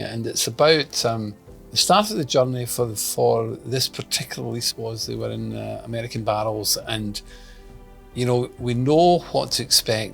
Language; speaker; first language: English; native; English